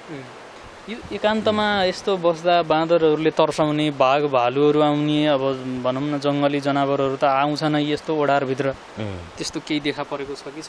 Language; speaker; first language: Nepali; native; Nepali